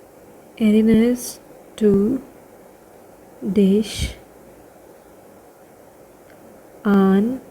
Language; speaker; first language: German; non-native, fluent; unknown